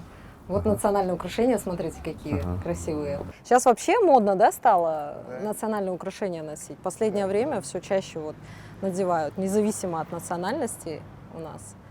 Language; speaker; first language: Russian; native; Russian